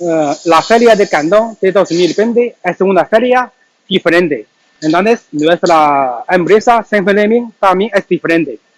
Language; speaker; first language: Spanish; non-native, learner; Chinese